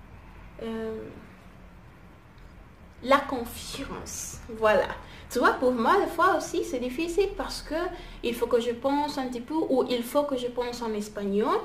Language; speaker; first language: French; non-native, fluent; Spanish